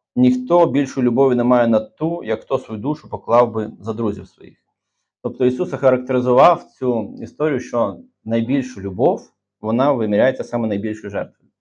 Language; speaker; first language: Ukrainian; native; Ukrainian